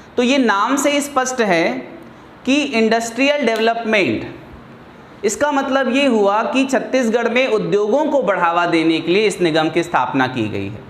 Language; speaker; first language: Hindi; native; Hindi